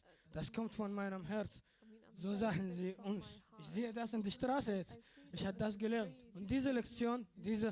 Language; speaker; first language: German; non-native, learner; Arabic